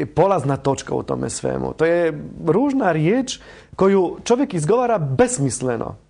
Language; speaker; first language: Croatian; non-native, fluent; Polish